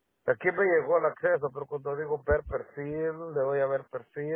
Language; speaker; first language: Spanish; native; Spanish